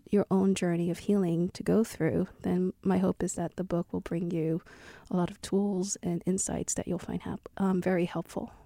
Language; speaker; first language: English; native; English